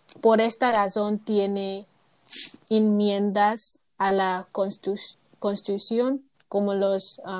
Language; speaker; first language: Spanish; non-native, learner; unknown